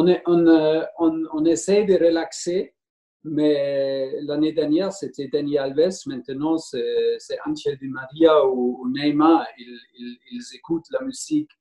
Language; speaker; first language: French; non-native, learner; German